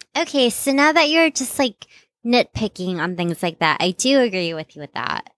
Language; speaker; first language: English; non-native, local second language; Filipino